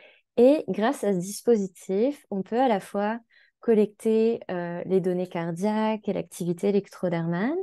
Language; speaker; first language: French; native; French